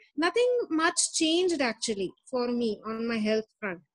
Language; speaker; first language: English; non-native, local second language; Hindi